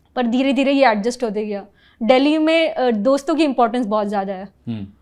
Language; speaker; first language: Hindi; non-native, local second language; Marathi